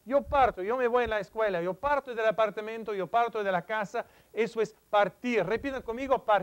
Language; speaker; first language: Spanish; non-native, fluent; English